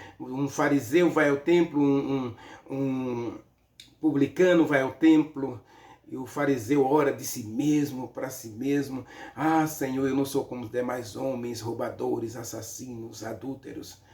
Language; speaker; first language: Portuguese; native; Portuguese